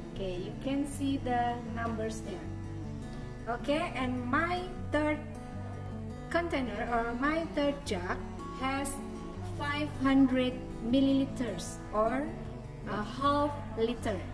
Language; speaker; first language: English; non-native, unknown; Indonesian